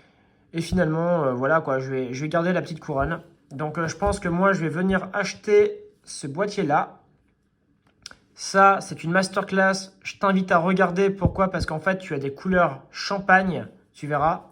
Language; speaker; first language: French; native; French